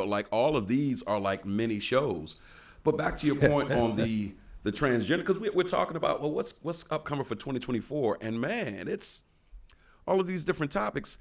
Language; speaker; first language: English; native; English